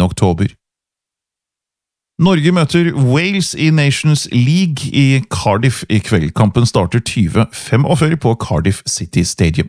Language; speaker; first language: Norwegian; native; Norwegian